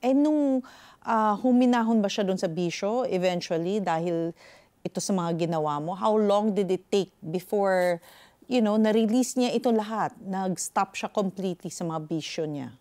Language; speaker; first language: Filipino; native; Filipino